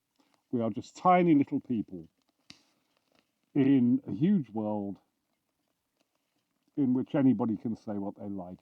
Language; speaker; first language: English; native; English